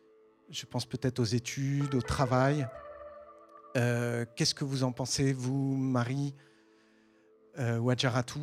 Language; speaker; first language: French; native; French